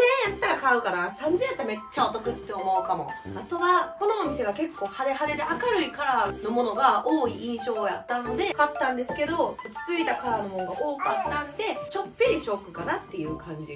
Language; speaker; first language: Japanese; native; Japanese